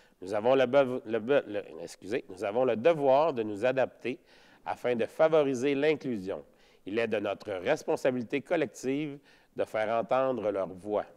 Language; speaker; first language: French; native; French